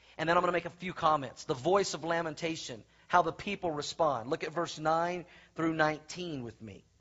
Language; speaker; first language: English; native; English